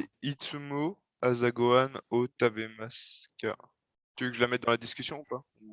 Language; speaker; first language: French; native; French